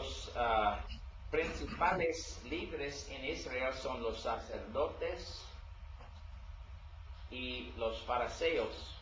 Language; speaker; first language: Spanish; non-native, learner; English